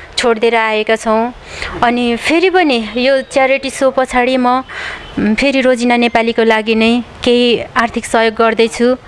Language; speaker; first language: Nepali; native; Nepali